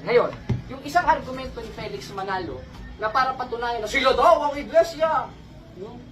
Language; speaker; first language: Filipino; native; Filipino